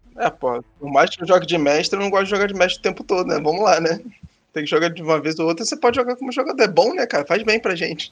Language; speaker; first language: Portuguese; native; Portuguese